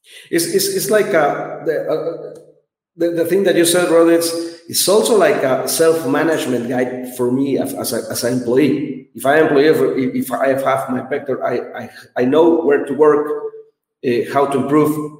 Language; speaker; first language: English; non-native, learner; Spanish